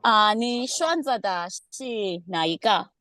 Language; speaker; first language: Chinese; non-native, fluent; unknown